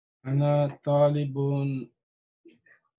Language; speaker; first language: Arabic; non-native, learner; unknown